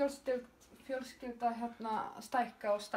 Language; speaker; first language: Icelandic; non-native, learner; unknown